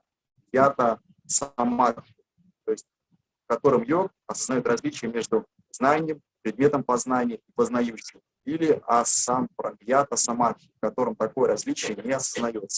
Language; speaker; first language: Russian; native; Russian